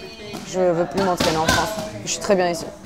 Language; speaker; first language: French; native; French